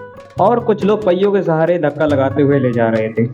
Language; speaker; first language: Hindi; native; Hindi